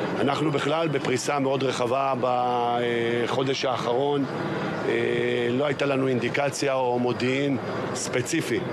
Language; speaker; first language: Hebrew; native; Hebrew